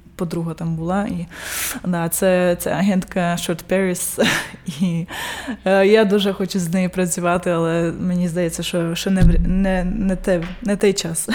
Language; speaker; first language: Ukrainian; early bilingual, heritage; Ukrainian